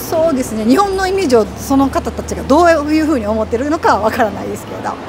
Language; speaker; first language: Japanese; native; Japanese